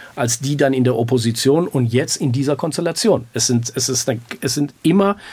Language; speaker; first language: German; early bilingual, other home language; Persian